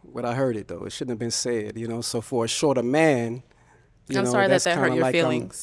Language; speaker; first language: English; native; English